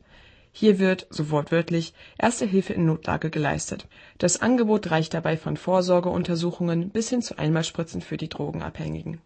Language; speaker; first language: German; native; German